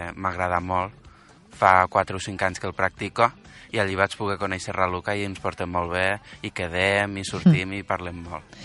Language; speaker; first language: Catalan; native; Catalan